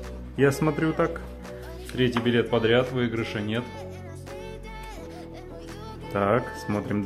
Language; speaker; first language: Russian; native; Russian